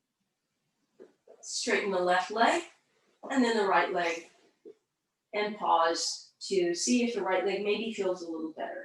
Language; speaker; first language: English; native; English